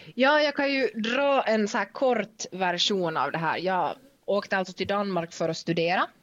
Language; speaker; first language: Swedish; native; Swedish